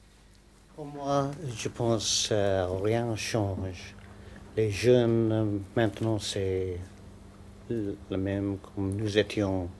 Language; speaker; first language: French; non-native, learner; English